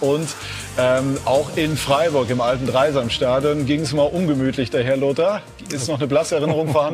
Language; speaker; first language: German; native; German